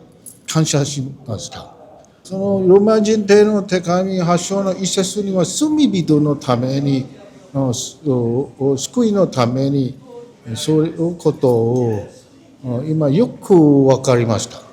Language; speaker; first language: Japanese; non-native, learner; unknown